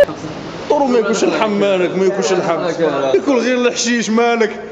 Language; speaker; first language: Arabic; native; Arabic